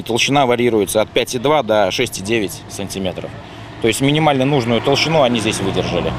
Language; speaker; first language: Russian; native; Russian